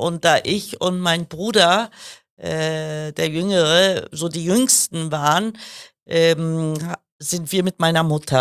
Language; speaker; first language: German; early bilingual, other home language; Kurdish